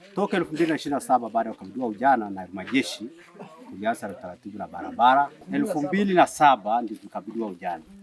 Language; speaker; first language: Swahili; non-native, local second language; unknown